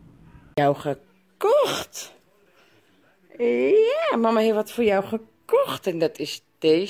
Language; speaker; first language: Dutch; native; Dutch